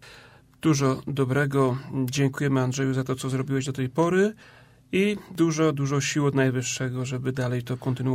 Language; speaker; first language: Polish; native; Polish